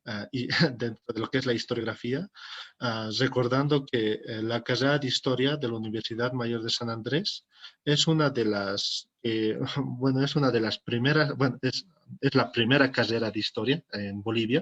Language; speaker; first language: Spanish; native; Spanish